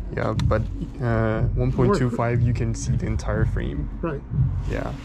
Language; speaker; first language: English; non-native, learner; Chinese